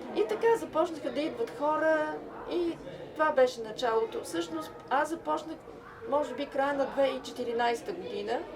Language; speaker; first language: Bulgarian; native; Bulgarian